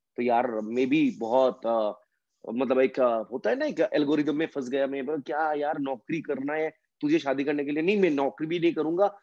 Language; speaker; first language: Hindi; non-native, local second language; Bangla